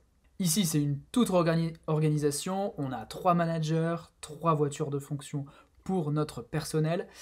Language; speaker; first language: French; native; French